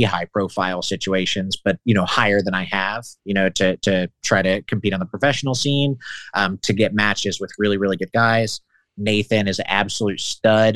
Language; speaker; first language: English; native; English